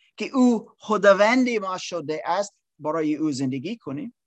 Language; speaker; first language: Persian; non-native, learner; English